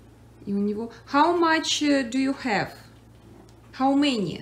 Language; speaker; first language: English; non-native, learner; Russian